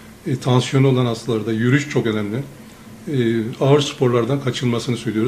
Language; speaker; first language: Turkish; native; Turkish